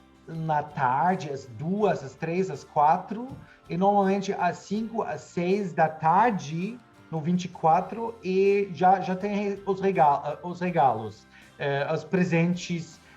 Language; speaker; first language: Portuguese; non-native, fluent; German